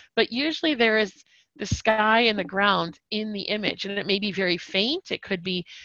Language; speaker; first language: English; native; English